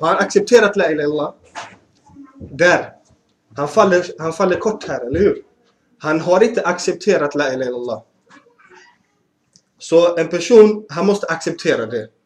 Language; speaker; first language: Swedish; early bilingual, other home language; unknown